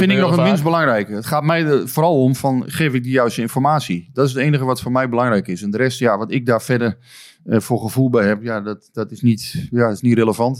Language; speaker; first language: Dutch; native; Dutch